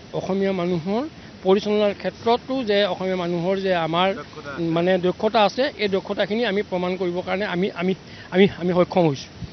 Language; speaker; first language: Assamese; native; Assamese